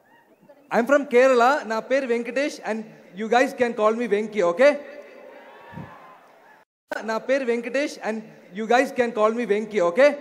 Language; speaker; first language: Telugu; non-native, learner; Malayalam